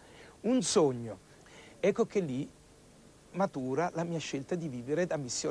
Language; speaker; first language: Italian; native; Italian